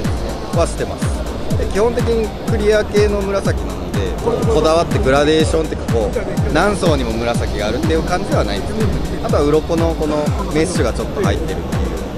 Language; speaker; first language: Japanese; native; Japanese